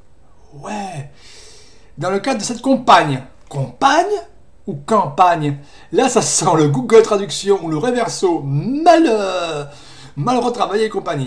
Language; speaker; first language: French; native; French